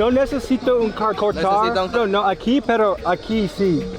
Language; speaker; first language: Spanish; non-native, learner; English